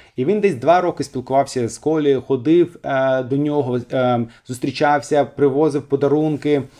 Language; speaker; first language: Ukrainian; non-native, fluent; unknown